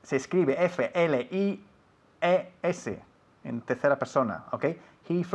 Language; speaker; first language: Spanish; non-native, fluent; English